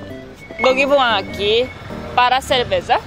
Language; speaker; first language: Portuguese; non-native, learner; Korean